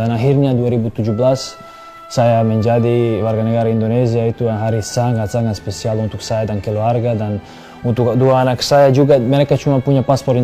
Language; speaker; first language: Indonesian; non-native, fluent; Serbian